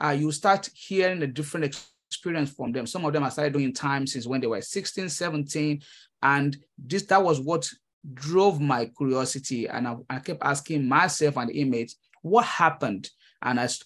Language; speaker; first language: English; non-native, local second language; Yoruba